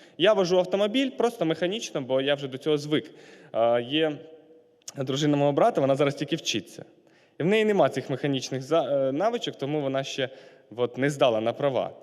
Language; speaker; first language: Ukrainian; non-native, local second language; Russian